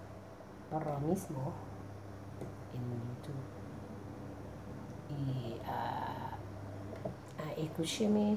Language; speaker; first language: Spanish; non-native, learner; Thai